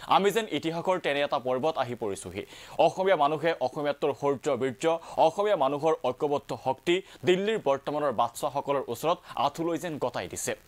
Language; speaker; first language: Assamese; native; Assamese